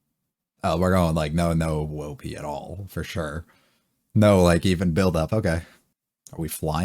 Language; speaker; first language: English; native; English